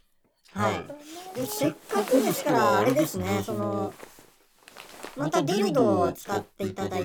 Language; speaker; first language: Japanese; native; Japanese